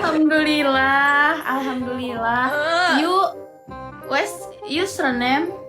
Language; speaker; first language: English; non-native, learner; Sundanese